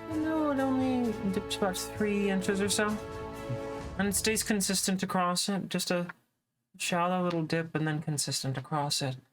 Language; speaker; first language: English; native; English